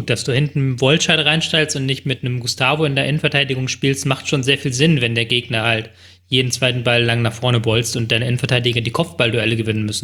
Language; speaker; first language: German; native; German